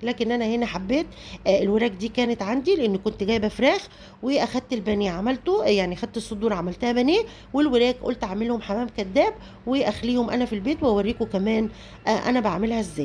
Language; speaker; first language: Arabic; native; Arabic